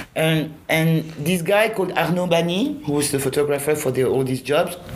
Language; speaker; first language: English; non-native, fluent; French